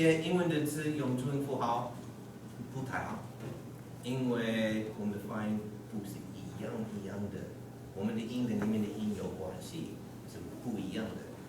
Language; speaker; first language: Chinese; non-native, fluent; English